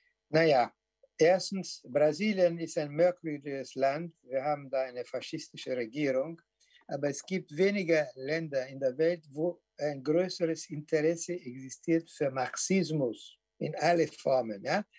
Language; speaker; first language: German; non-native, fluent; Portuguese